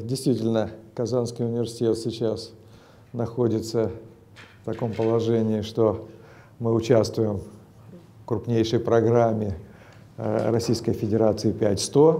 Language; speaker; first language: Russian; native; Russian